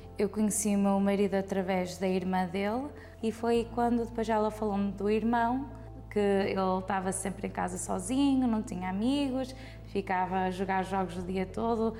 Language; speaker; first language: Portuguese; early bilingual, heritage; Portuguese